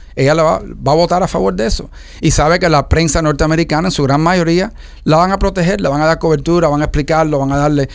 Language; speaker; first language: Spanish; early bilingual, heritage; Spanish